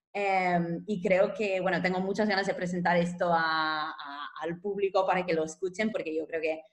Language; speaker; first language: Spanish; non-native, fluent; English